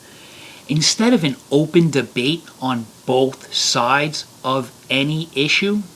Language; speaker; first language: English; native; English